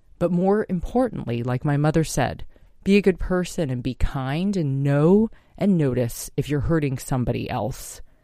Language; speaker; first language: English; native; English